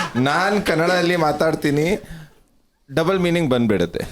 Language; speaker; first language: Kannada; non-native, local second language; Punjabi